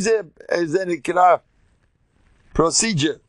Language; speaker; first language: Hebrew; non-native, fluent; English